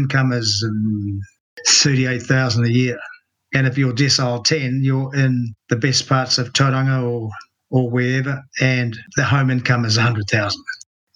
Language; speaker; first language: English; native; English